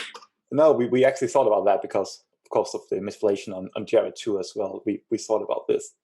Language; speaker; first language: English; non-native, fluent; Danish